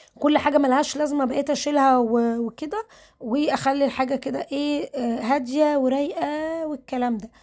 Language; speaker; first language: Arabic; native; Arabic